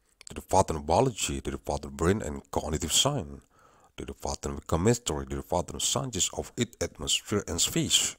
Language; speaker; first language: English; non-native, learner; Indonesian